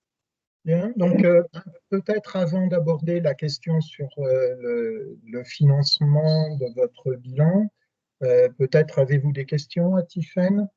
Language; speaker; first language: French; native; French